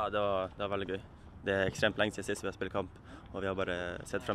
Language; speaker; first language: Norwegian; native; Norwegian